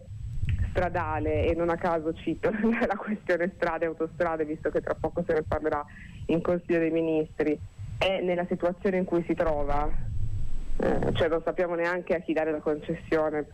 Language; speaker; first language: Italian; native; Italian